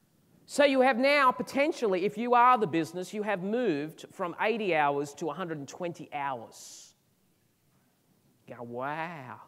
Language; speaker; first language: English; native; English